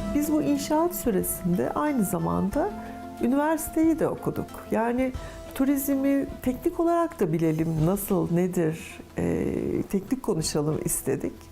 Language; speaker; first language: Turkish; native; Turkish